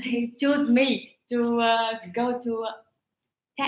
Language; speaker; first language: English; non-native, learner; Vietnamese